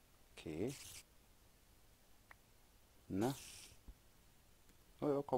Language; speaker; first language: German; native; German